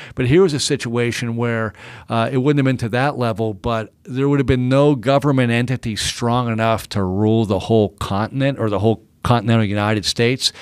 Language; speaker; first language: English; native; English